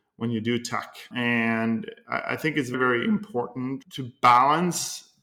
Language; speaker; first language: English; non-native, fluent; Norwegian